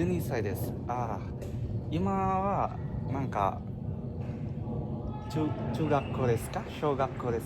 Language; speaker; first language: Japanese; non-native, learner; Indonesian